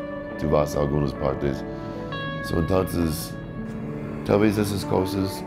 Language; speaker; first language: Spanish; non-native, learner; English